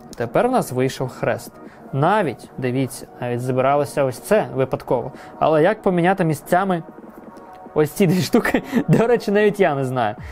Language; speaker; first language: Ukrainian; non-native, local second language; Russian